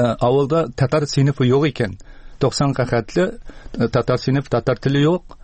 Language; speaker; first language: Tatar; early bilingual, heritage; Tatar